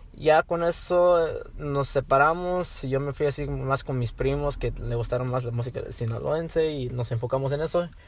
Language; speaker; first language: Spanish; early bilingual, heritage; Spanish